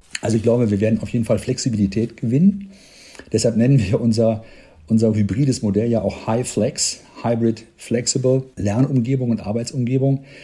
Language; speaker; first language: German; native; German